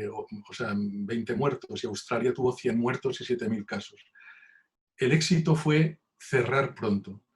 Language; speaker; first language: Spanish; native; Spanish